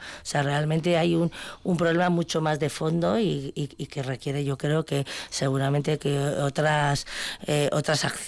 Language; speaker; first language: Spanish; native; Spanish